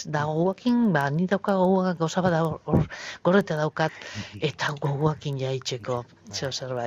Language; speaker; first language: Basque; native; Basque